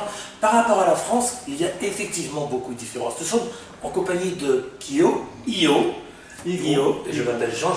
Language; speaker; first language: French; native; French